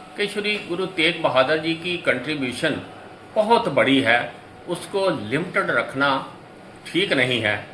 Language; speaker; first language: Hindi; non-native, local second language; Punjabi